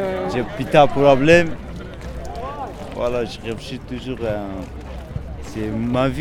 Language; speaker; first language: French; non-native, learner; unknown